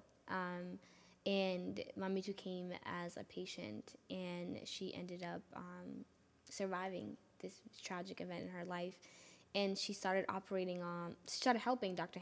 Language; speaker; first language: English; early bilingual, other home language; Amharic